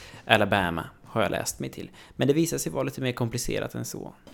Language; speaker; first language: Swedish; native; Swedish